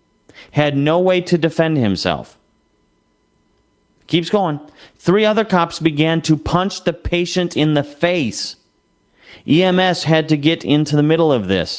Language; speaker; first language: English; native; English